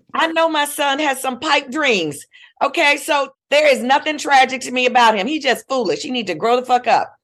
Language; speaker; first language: English; native; English